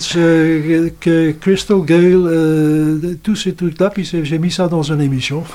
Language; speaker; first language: French; non-native, fluent; Dutch